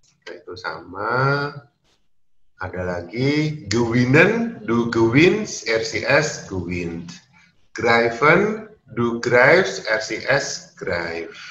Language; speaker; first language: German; non-native, learner; Indonesian